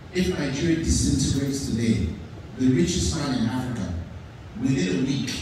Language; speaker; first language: English; native; English